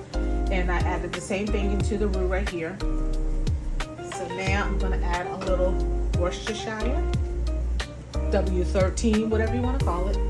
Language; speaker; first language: English; native; English